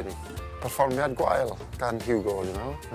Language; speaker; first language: Welsh; native; Welsh